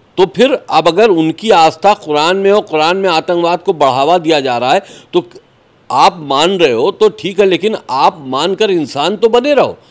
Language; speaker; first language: Hindi; native; Hindi